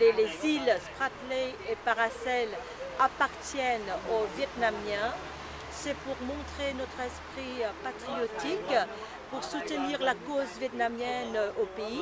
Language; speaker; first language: French; non-native, fluent; Vietnamese